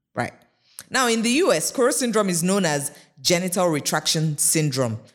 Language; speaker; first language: English; non-native, local second language; Yoruba